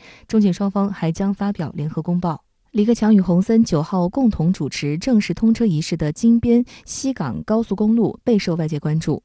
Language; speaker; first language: Chinese; native; Chinese